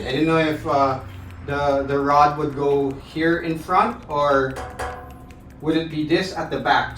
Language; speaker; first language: English; non-native, local second language; Filipino